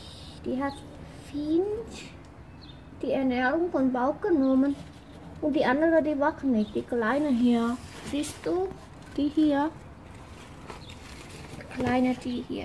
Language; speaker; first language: German; non-native, learner; Vietnamese